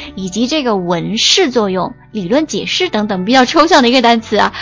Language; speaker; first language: Chinese; native; Chinese